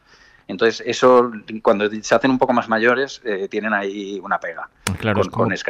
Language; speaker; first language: Spanish; native; Spanish